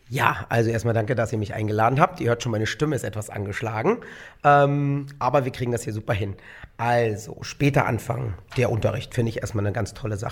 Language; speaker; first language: German; native; German